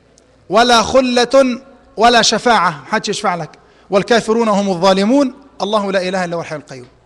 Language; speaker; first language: Arabic; native; Arabic